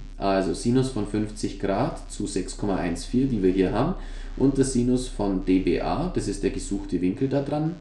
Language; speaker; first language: German; native; German